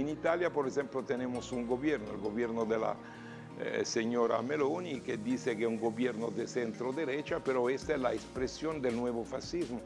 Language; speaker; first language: Spanish; non-native, fluent; Italian